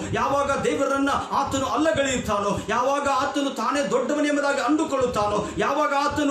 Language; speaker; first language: Kannada; native; Kannada